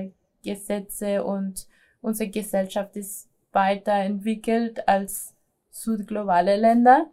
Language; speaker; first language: German; non-native, fluent; Spanish